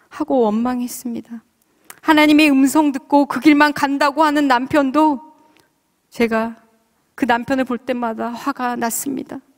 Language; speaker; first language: Korean; native; Korean